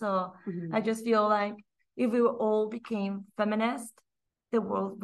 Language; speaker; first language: English; non-native, fluent; Spanish